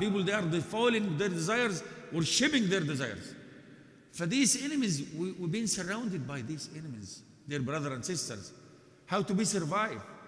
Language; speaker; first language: English; non-native, fluent; Arabic